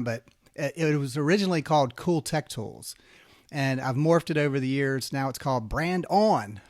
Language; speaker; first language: English; native; English